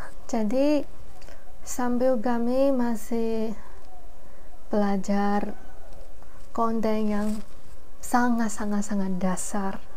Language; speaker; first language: Indonesian; non-native, fluent; Chinese